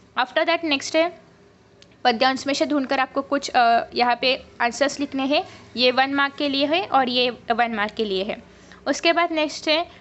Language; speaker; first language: Hindi; non-native, local second language; Marathi